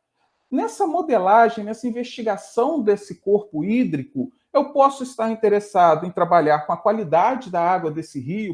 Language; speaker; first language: Portuguese; native; Portuguese